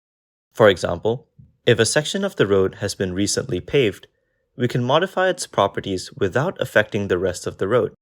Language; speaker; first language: English; native; English